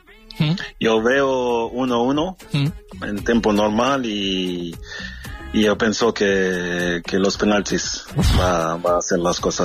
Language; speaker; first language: Spanish; non-native, fluent; French